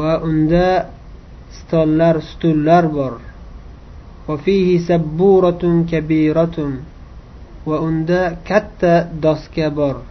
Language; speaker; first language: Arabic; non-native, fluent; Uzbek